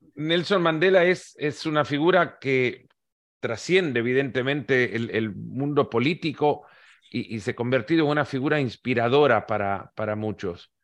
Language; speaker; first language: Spanish; native; Spanish